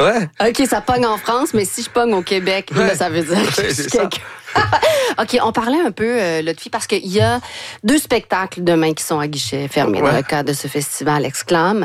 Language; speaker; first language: French; native; French